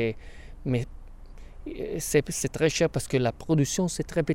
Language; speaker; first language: French; non-native, fluent; Italian